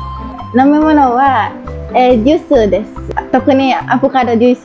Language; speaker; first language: Japanese; non-native, learner; Indonesian